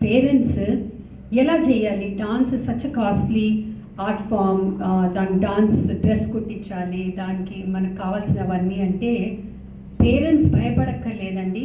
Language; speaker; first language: Telugu; non-native, local second language; Hindi